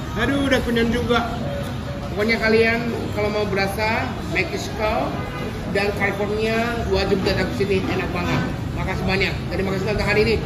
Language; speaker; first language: Indonesian; non-native, fluent; Japanese